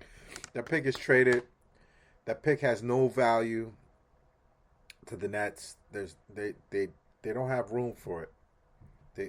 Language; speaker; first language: English; native; English